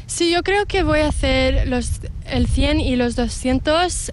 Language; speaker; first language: Spanish; early bilingual, heritage; Spanish